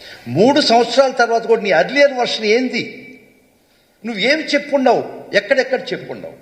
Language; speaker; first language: Telugu; native; Telugu